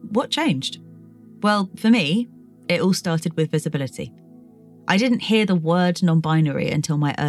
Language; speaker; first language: English; native; English